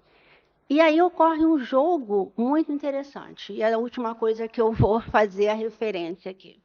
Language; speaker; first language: Portuguese; native; Portuguese